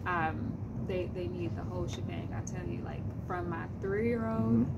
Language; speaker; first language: English; native; English